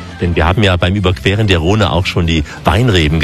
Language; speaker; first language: German; native; German